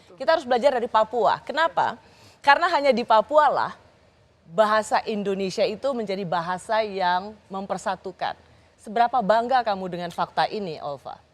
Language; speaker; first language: Indonesian; native; Indonesian